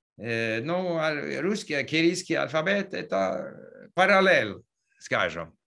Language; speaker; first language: Russian; non-native, learner; English